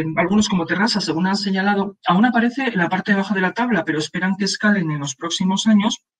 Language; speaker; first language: Spanish; non-native, local second language; Basque